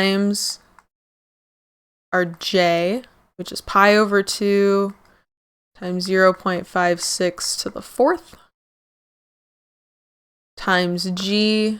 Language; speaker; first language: English; native; English